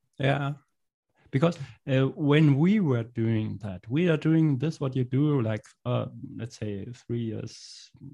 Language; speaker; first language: English; non-native, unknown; German